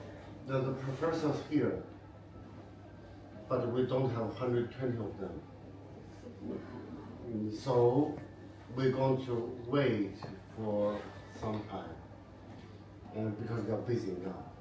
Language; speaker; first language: English; non-native, fluent; Chinese